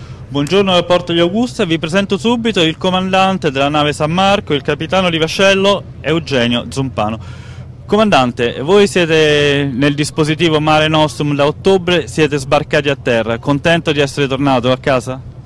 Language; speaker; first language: Italian; native; Italian